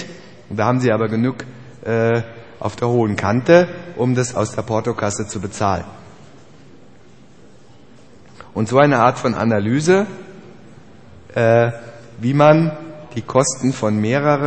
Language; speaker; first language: German; native; German